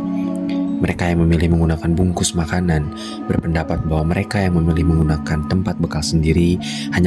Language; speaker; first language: Indonesian; native; Indonesian